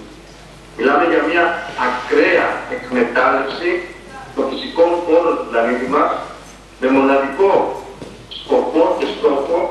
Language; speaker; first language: Greek; native; Greek